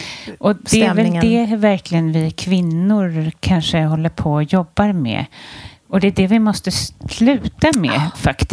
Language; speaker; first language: Swedish; native; Swedish